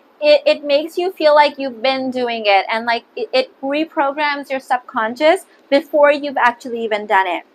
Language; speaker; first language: English; early bilingual, other home language; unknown